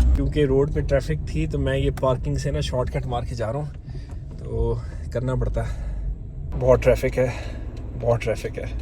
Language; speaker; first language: Urdu; native; Urdu